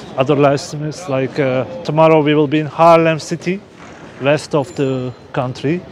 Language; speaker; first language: English; non-native, fluent; Turkish